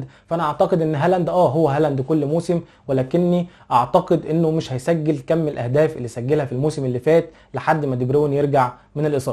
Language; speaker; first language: Arabic; native; Arabic